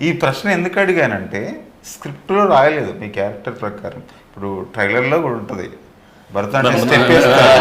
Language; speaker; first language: Telugu; native; Telugu